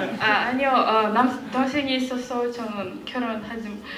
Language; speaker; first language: Korean; non-native, learner; Kazakh